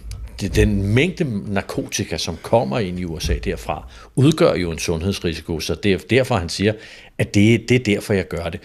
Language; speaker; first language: Danish; native; Danish